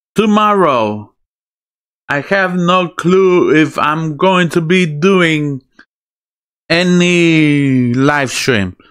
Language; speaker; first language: English; early bilingual, other home language; Spanish